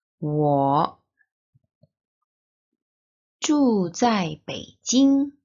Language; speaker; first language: Chinese; non-native, learner; Turkish